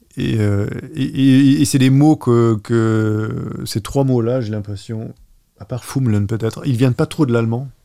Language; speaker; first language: French; non-native, local second language; Luxembourgish